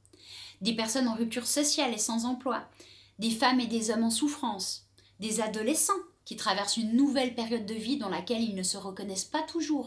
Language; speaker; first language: French; native; French